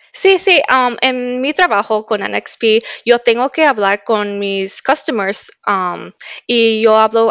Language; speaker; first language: Spanish; early bilingual, heritage; Spanish